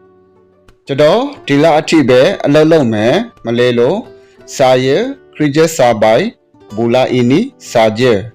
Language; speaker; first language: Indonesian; non-native, learner; Burmese